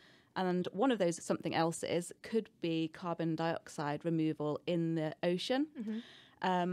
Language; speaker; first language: English; native; English